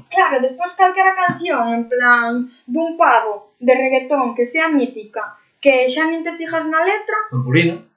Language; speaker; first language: Galician; non-native, local second language; Spanish